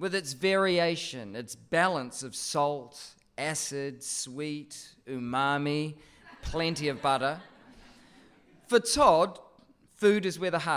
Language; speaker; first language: English; native; English